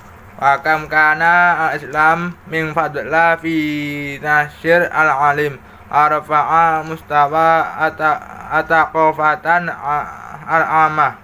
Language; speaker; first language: Arabic; non-native, learner; Indonesian